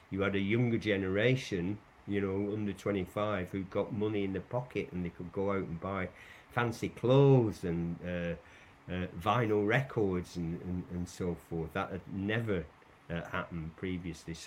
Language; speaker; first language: English; native; English